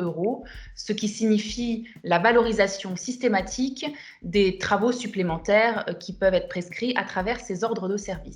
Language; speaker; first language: French; native; French